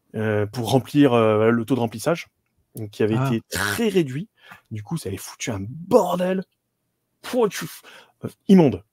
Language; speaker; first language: French; native; French